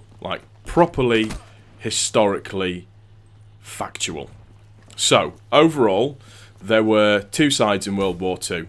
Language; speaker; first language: English; native; English